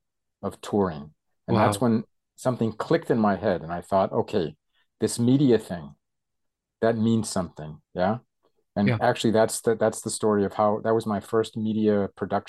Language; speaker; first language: English; native; English